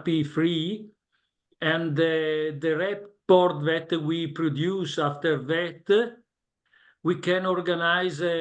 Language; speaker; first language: English; non-native, learner; Italian